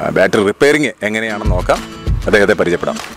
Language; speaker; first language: Malayalam; native; Malayalam